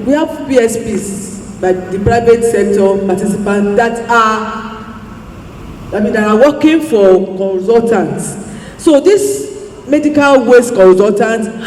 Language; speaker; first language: English; non-native, local second language; Yoruba